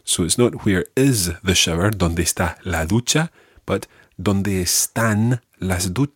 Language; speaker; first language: Spanish; non-native, fluent; English